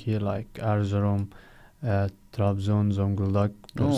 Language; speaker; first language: Turkish; non-native, learner; Arabic